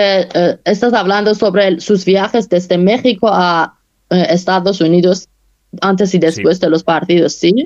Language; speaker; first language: Spanish; non-native, fluent; Persian